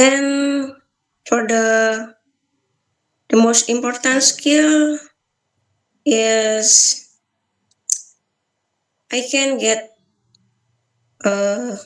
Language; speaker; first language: English; non-native, learner; Balinese